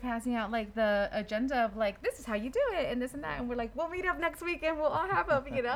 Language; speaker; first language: English; native; English